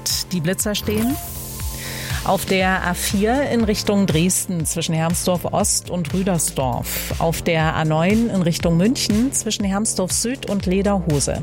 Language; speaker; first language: German; native; German